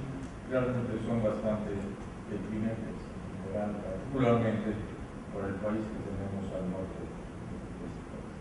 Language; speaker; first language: Spanish; native; Spanish